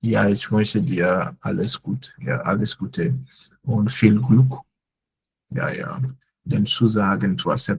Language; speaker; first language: German; non-native, fluent; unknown